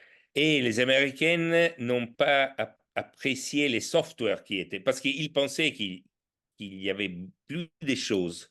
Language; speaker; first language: French; non-native, fluent; Italian